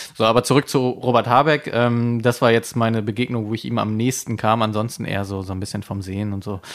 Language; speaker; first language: German; native; German